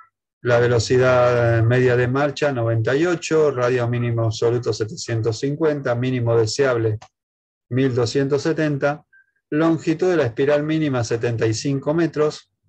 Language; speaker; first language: Spanish; native; Spanish